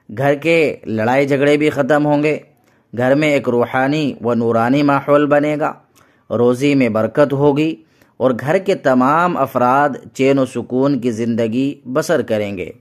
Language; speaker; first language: Urdu; native; Urdu